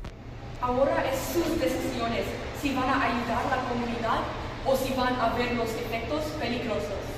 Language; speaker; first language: Spanish; non-native, learner; English